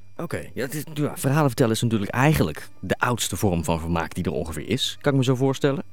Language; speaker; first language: Dutch; native; Dutch